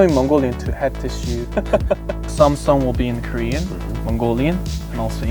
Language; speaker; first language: English; non-native, fluent; Korean